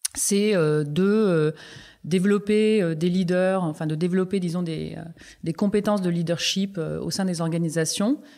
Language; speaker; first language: French; native; French